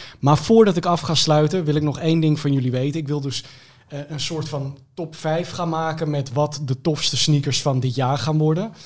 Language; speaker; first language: Dutch; native; Dutch